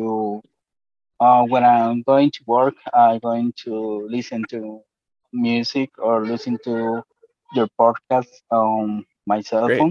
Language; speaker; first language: English; non-native, learner; Spanish